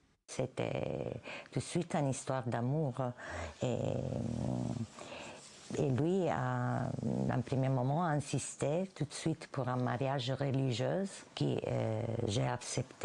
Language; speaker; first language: French; non-native, fluent; Italian